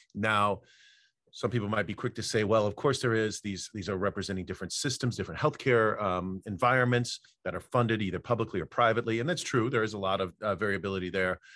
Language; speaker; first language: English; native; English